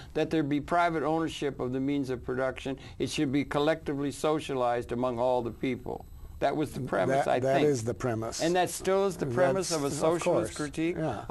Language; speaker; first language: English; native; English